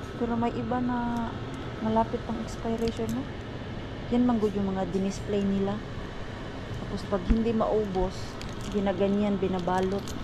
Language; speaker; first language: Filipino; native; Filipino